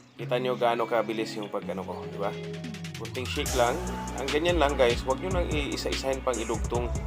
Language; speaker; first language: Filipino; non-native, local second language; Cebuano